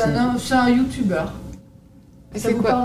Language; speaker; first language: French; native; French